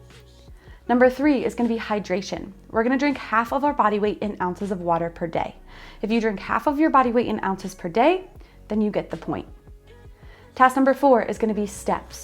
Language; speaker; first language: English; native; English